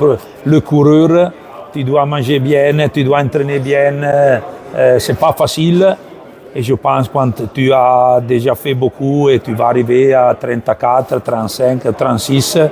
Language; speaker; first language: French; non-native, learner; Italian